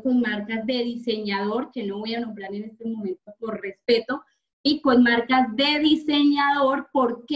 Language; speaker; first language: Spanish; native; Spanish